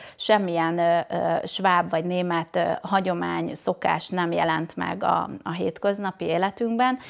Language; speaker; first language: Hungarian; native; Hungarian